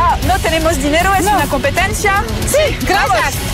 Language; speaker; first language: Spanish; non-native, learner; French